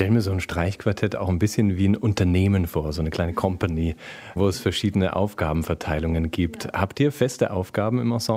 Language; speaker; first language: German; native; German